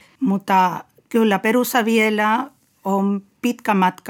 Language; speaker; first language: Finnish; non-native, fluent; Spanish